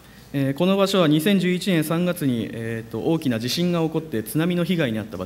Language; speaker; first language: Japanese; native; Japanese